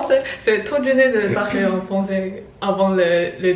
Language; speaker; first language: French; non-native, learner; Chinese